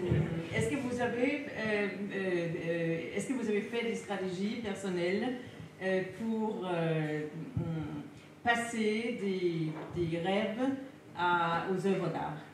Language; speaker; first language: French; non-native, fluent; Danish